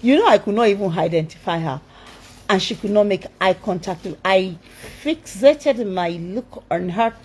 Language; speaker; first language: English; non-native, local second language; Yoruba